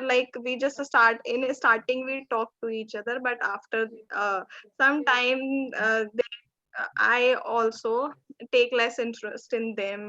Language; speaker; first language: English; non-native, local second language; Hindi